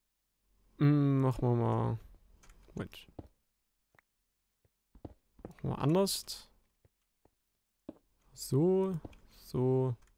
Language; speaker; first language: German; native; German